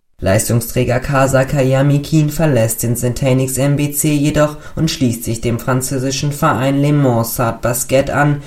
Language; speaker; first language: German; native; German